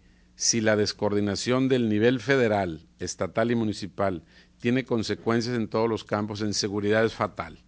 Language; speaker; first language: Spanish; native; Spanish